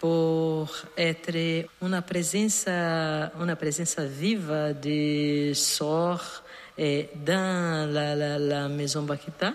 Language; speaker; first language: French; non-native, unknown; Portuguese